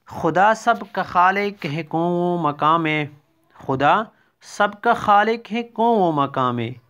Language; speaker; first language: Urdu; non-native, local second language; Pashto